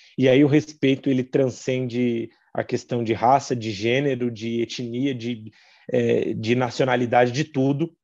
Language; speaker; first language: Portuguese; native; Portuguese